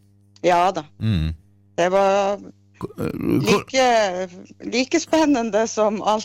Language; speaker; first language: Norwegian; native; Norwegian